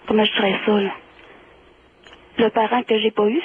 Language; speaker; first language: French; native; French